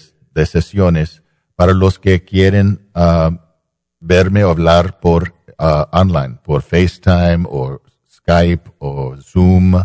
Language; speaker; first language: Spanish; non-native, fluent; English